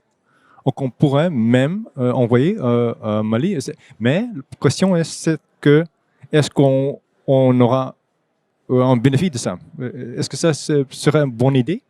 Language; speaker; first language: French; non-native, fluent; Dutch